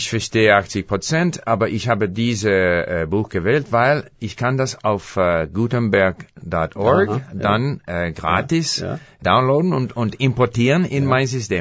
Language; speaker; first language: German; non-native, fluent; English